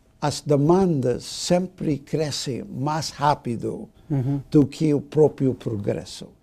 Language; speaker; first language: Portuguese; non-native, fluent; English